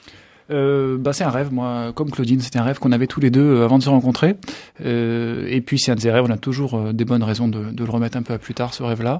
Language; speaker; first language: French; native; French